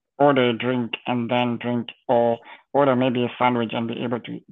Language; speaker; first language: English; non-native, local second language; Shona